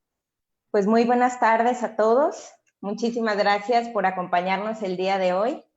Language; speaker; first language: Spanish; native; Spanish